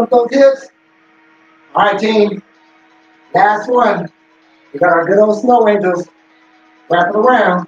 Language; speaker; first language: English; native; English